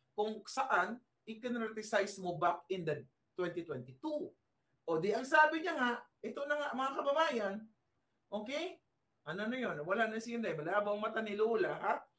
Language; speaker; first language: Filipino; non-native, local second language; Cebuano